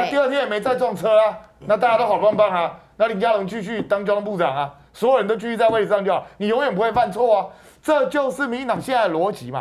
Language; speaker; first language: Chinese; native; Chinese